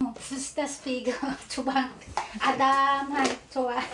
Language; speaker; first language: Korean; non-native, learner; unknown